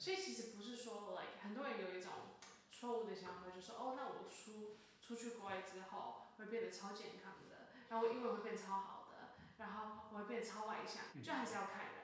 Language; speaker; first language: Chinese; early bilingual, heritage; Chinese